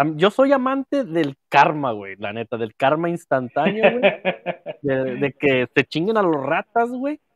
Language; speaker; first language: Spanish; native; Spanish